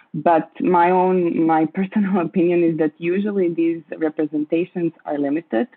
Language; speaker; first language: English; non-native, fluent; Croatian